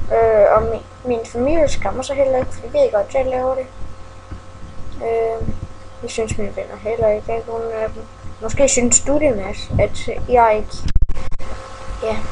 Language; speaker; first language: Danish; early bilingual, other home language; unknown